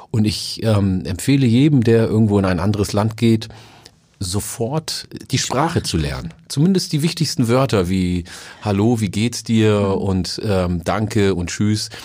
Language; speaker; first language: German; early bilingual, other home language; Oromo